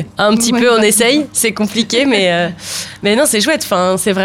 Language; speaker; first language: French; native; French